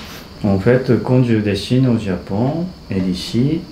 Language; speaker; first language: French; non-native, fluent; Japanese